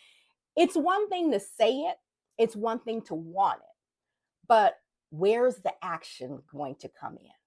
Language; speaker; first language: English; native; English